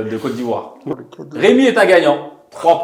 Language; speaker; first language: French; native; French